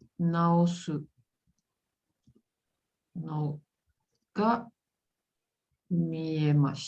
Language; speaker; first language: Japanese; non-native, learner; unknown